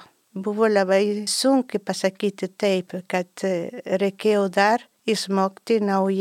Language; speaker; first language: Lithuanian; non-native, learner; Spanish